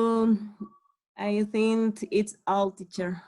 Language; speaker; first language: English; non-native, learner; Spanish